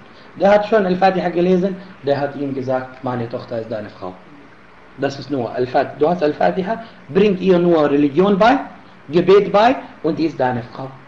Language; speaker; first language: German; non-native, fluent; Arabic